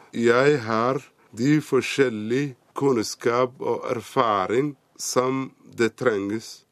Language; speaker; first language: Norwegian; non-native, fluent; Somali